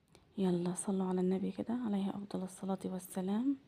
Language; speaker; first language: Arabic; native; Arabic